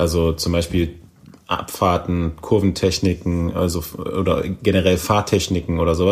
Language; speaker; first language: German; native; German